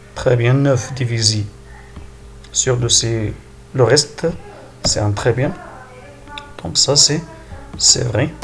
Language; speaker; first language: French; non-native, local second language; Arabic